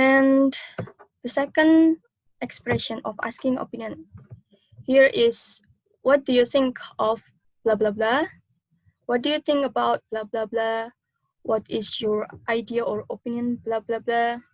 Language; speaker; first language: English; non-native, learner; Indonesian